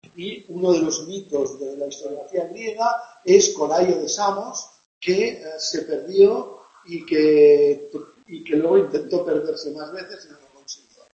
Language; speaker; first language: Spanish; non-native, local second language; Catalan